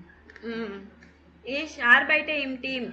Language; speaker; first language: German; non-native, learner; Tamil